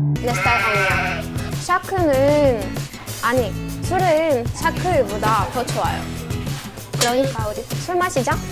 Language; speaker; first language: Korean; non-native, learner; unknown